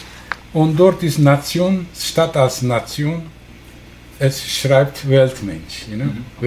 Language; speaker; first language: German; non-native, learner; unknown